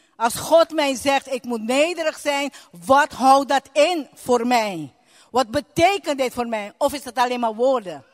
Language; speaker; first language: Dutch; non-native, local second language; Papiamento